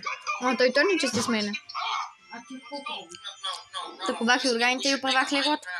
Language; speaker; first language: Bulgarian; early bilingual, other home language; Russian